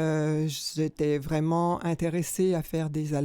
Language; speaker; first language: French; native; French